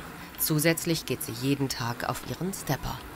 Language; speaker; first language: German; native; German